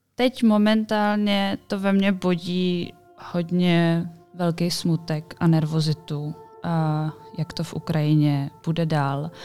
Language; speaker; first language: Czech; native; Czech